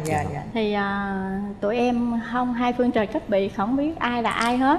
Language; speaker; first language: Vietnamese; native; Vietnamese